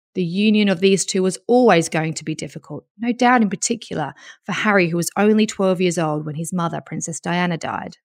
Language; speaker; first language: English; native; English